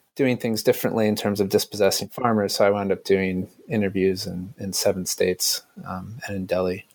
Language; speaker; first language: English; native; English